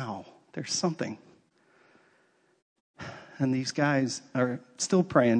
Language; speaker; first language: English; native; English